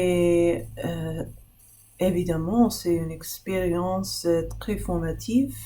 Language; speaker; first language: French; non-native, fluent; English